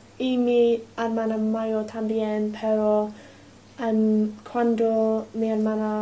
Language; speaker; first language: Spanish; non-native, learner; English